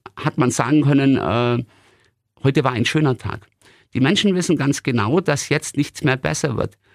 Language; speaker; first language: German; native; German